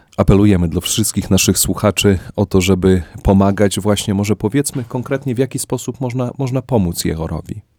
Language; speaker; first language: Polish; native; Polish